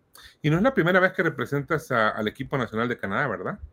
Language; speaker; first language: Spanish; native; Spanish